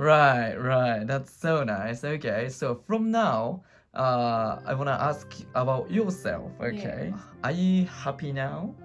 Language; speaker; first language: English; non-native, learner; Japanese